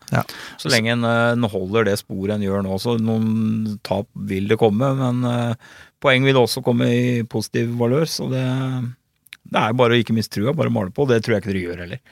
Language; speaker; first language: Norwegian; native; Norwegian